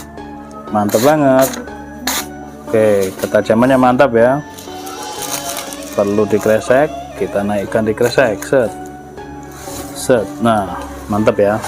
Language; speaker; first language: Indonesian; native; Indonesian